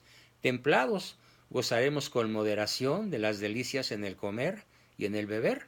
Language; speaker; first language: Spanish; native; Spanish